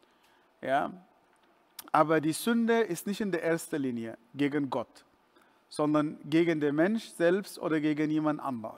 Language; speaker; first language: German; non-native, fluent; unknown